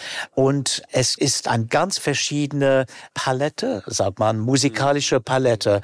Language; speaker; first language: German; non-native, fluent; English